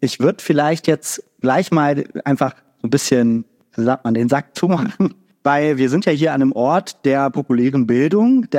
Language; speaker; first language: German; native; German